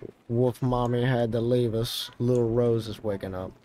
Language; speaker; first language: English; native; English